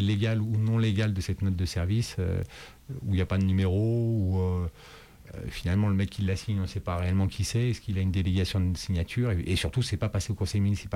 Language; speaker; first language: French; native; French